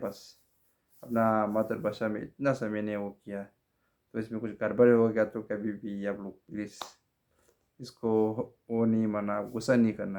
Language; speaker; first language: Hindi; non-native, local second language; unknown